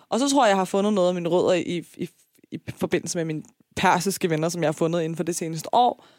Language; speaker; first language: Danish; early bilingual, other home language; Persian